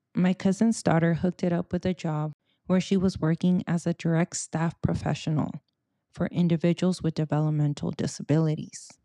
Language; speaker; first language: English; early bilingual, other home language; Spanish